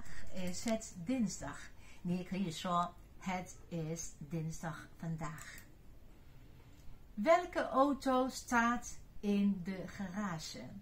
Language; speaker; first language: Dutch; non-native, fluent; Chinese